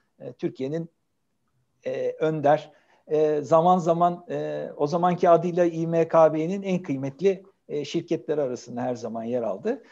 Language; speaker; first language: Turkish; native; Turkish